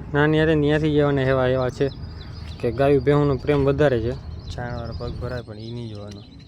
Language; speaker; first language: Gujarati; native; Gujarati